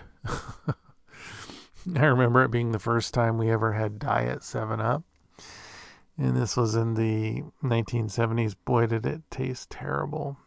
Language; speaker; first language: English; native; English